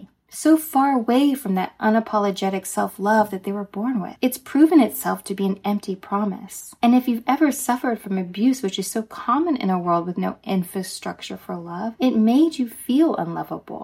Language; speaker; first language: English; native; English